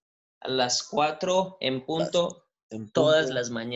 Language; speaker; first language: Spanish; native; Spanish